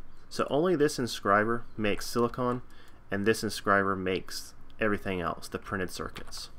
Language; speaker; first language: English; native; English